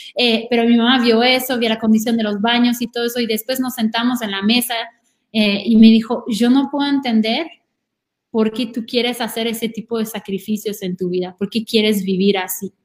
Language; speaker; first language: Spanish; non-native, fluent; French